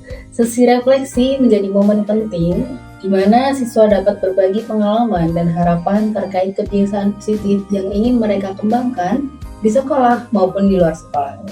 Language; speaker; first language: Indonesian; native; Indonesian